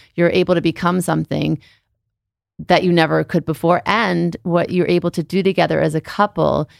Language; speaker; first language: English; native; English